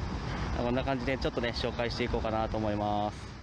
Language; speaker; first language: Japanese; native; Japanese